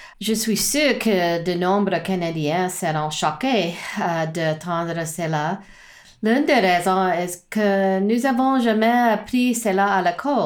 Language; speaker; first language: French; non-native, learner; English